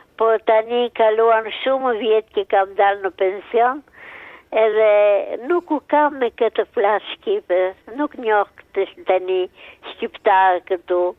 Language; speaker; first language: Albanian; early bilingual, heritage; Albanian